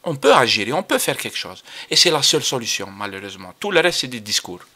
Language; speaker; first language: French; non-native, local second language; Arabic